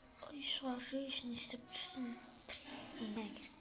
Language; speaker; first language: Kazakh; native; Kazakh